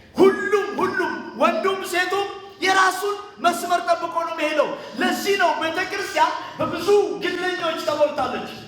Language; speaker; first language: Amharic; native; Amharic